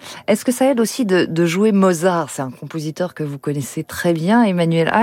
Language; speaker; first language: French; native; French